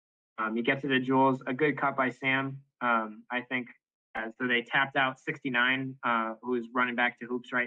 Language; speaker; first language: English; native; English